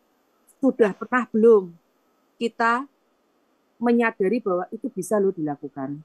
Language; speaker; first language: Indonesian; native; Indonesian